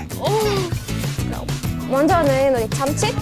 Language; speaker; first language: Korean; non-native, learner; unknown